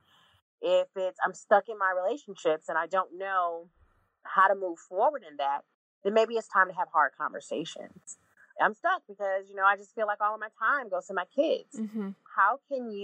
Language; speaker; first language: English; native; English